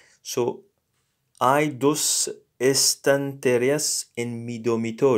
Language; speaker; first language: Spanish; non-native, learner; English